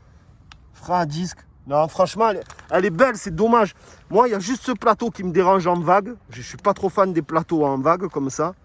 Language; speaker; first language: French; native; French